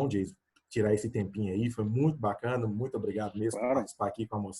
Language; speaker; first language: Portuguese; native; Portuguese